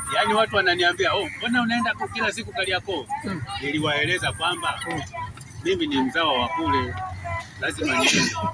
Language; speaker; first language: Swahili; native; Swahili